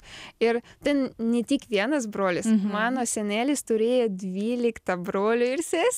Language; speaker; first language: Lithuanian; non-native, learner; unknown